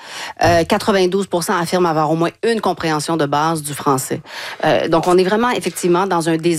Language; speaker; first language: French; native; French